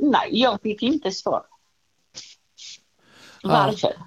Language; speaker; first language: Swedish; non-native, fluent; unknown